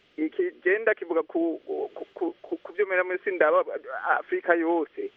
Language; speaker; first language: Rundi; native; Rundi